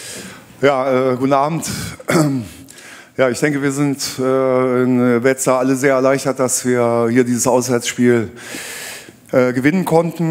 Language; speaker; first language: German; native; German